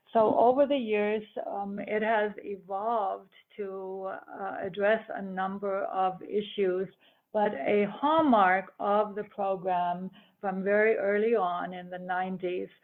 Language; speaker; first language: English; early bilingual, other home language; German